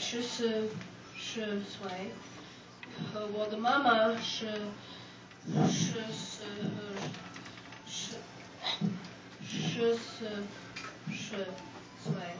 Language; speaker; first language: Chinese; non-native, learner; English